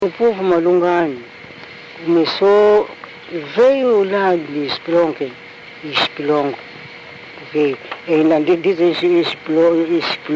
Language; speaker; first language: Portuguese; non-native, local second language; Tsonga